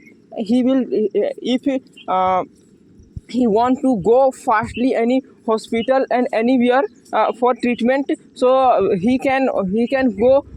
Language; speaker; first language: English; non-native, learner; Hindi